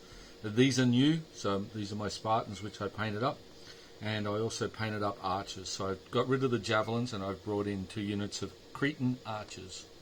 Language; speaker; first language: English; native; English